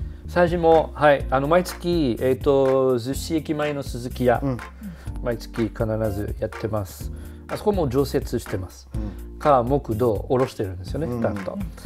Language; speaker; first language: Japanese; non-native, fluent; French